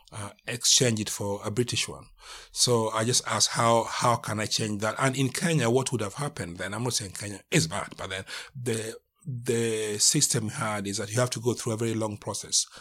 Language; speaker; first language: English; non-native, local second language; Luo (Kenya and Tanzania)